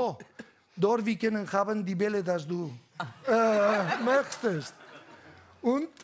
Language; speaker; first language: German; non-native, learner; Catalan